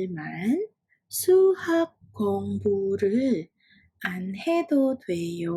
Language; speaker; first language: Korean; non-native, fluent; Indonesian